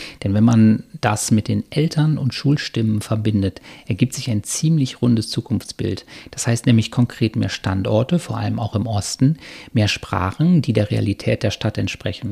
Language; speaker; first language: German; native; German